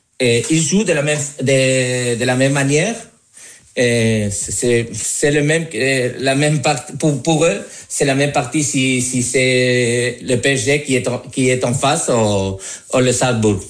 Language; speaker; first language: French; non-native, learner; Spanish